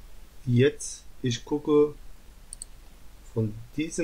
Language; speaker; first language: German; non-native, learner; Turkish